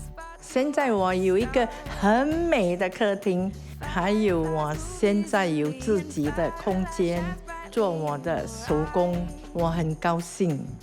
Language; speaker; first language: Chinese; non-native, local second language; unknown